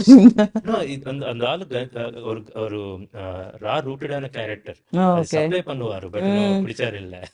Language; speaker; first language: Tamil; non-native, learner; Telugu